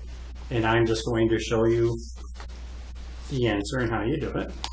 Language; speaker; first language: English; native; English